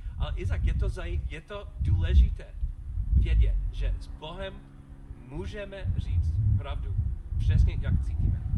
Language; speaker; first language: Czech; non-native, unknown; English